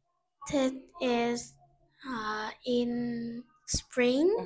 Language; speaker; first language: English; non-native, learner; Vietnamese